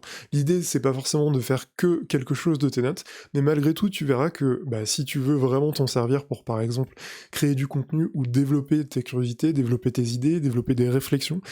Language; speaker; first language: French; native; French